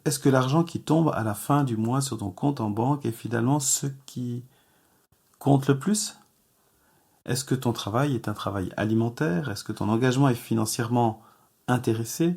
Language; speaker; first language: French; native; French